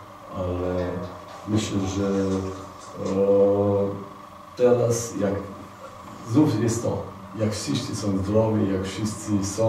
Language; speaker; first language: Polish; non-native, fluent; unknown